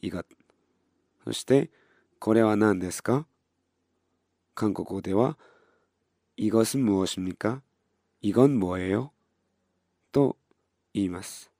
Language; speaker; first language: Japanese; non-native, fluent; Korean